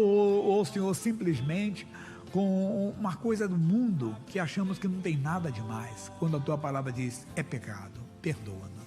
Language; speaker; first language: Portuguese; native; Portuguese